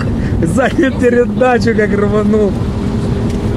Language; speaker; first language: Russian; native; Russian